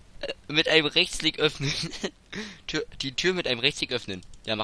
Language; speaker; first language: German; native; German